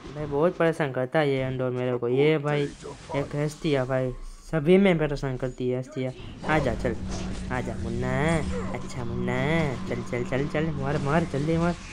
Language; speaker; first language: Hindi; non-native, local second language; Gujarati